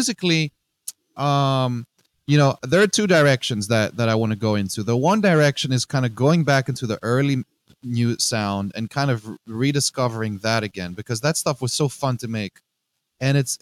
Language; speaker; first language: English; non-native, fluent; Greek